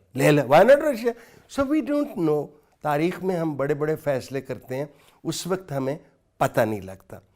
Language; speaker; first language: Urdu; non-native, local second language; Punjabi